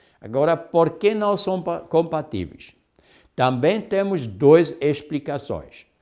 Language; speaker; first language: Portuguese; non-native, fluent; German